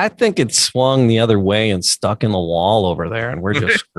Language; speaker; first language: English; native; English